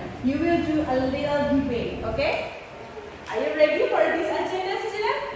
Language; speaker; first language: English; non-native, fluent; Indonesian